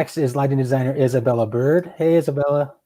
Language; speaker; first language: English; native; English